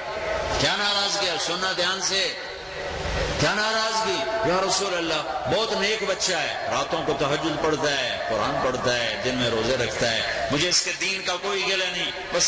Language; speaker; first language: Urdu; non-native, local second language; Punjabi